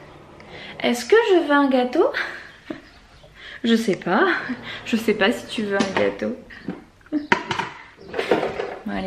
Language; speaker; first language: French; native; French